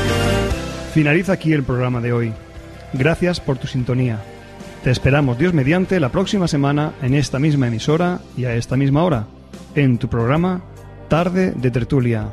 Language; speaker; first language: Spanish; native; Spanish